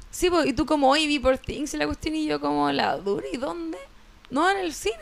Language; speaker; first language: Spanish; native; Spanish